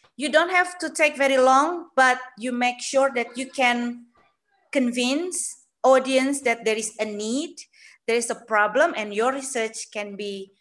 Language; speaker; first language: English; non-native, fluent; Sundanese